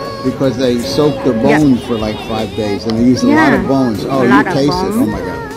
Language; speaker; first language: English; native; English